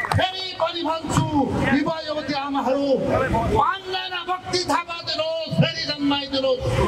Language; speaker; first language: Nepali; native; Nepali